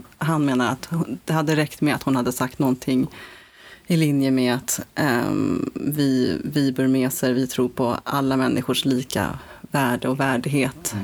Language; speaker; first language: Swedish; native; Swedish